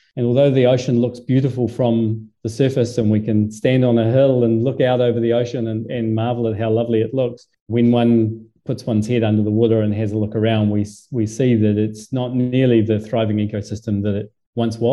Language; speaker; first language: English; native; English